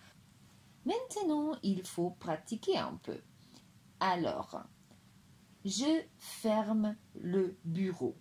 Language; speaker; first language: French; non-native, fluent; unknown